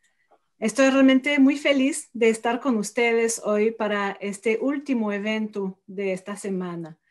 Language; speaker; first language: Spanish; non-native, fluent; French